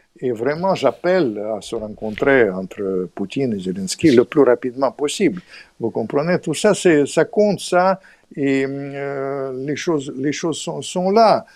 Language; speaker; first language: French; non-native, fluent; Russian